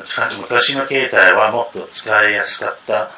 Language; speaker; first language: Japanese; non-native, fluent; English